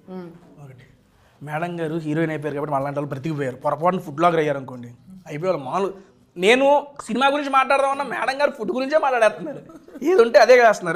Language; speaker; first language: Telugu; native; Telugu